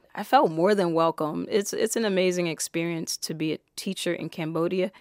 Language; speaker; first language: English; native; English